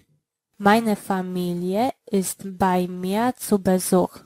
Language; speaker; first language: German; non-native, fluent; Polish